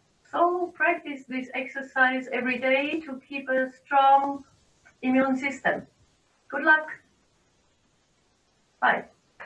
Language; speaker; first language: English; non-native, fluent; German